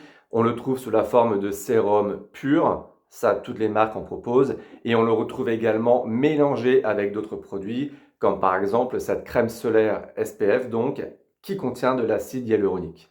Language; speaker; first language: French; native; French